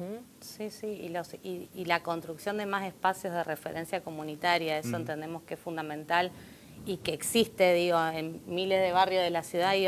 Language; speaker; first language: Spanish; native; Spanish